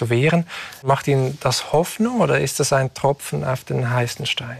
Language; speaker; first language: German; native; German